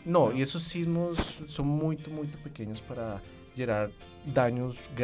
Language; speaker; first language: Portuguese; non-native, fluent; Spanish